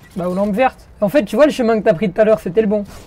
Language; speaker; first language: French; native; French